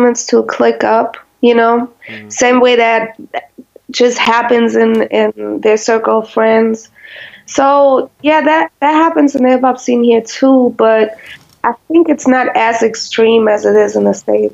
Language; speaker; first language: English; non-native, fluent; German